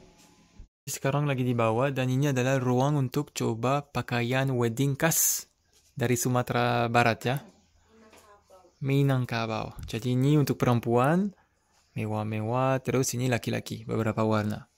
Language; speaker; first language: Indonesian; non-native, fluent; French